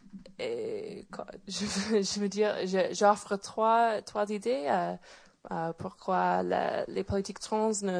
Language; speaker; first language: French; non-native, fluent; English